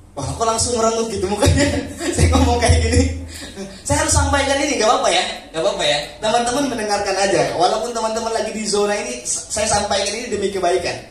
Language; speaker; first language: Indonesian; non-native, local second language; Sundanese